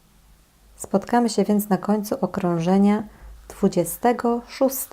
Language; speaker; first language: Polish; native; Polish